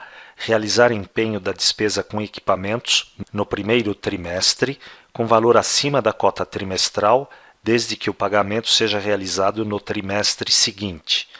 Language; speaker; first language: Portuguese; native; Portuguese